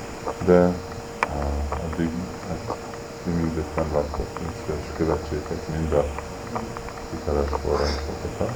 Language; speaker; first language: Hungarian; early bilingual, heritage; Hungarian